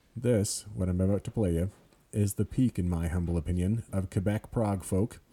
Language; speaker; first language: English; native; English